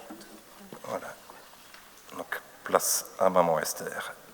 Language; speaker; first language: French; native; French